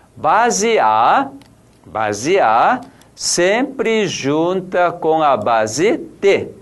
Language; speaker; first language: Portuguese; non-native, fluent; Korean